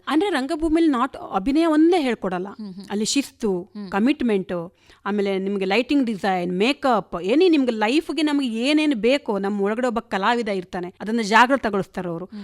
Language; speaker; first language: Kannada; non-native, local second language; Konkani